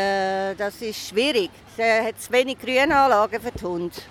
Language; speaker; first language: German; non-native, learner; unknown